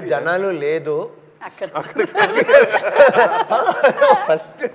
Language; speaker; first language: Telugu; non-native, local second language; Tamil